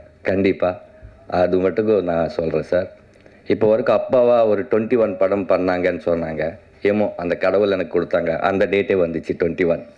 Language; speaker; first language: Tamil; non-native, learner; Telugu